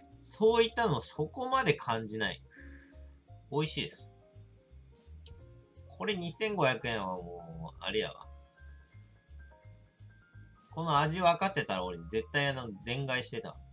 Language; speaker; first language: Japanese; native; Japanese